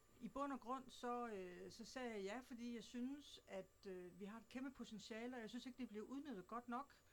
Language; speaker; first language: Danish; native; Danish